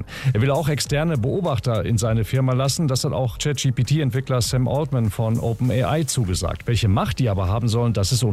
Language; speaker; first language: German; native; German